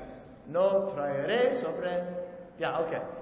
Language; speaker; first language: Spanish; non-native, learner; English